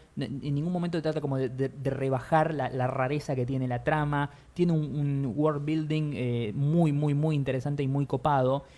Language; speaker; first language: Spanish; native; Spanish